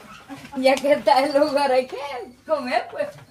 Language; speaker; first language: Spanish; native; Spanish